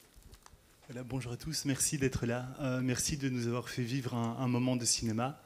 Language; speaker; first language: French; native; French